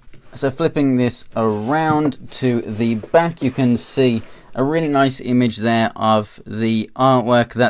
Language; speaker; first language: English; native; English